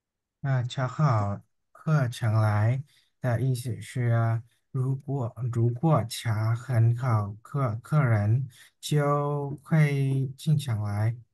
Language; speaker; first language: Chinese; non-native, learner; Vietnamese